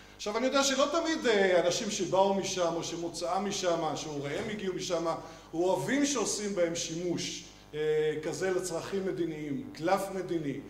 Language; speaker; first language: Hebrew; native; Hebrew